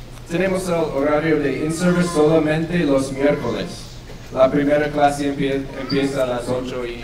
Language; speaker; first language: Spanish; non-native, fluent; English